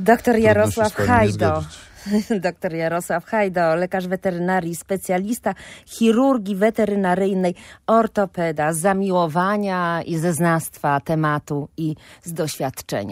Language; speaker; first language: Polish; native; Polish